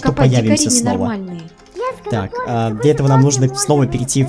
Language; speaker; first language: Russian; native; Russian